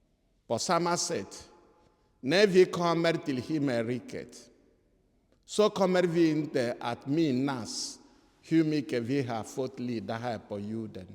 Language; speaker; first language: Swedish; non-native, fluent; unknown